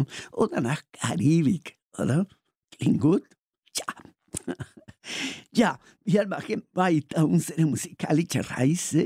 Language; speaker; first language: German; non-native, learner; Spanish